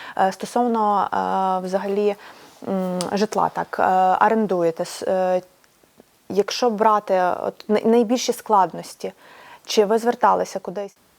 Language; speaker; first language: Ukrainian; native; Ukrainian